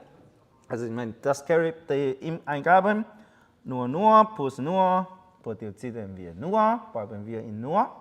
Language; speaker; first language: German; non-native, learner; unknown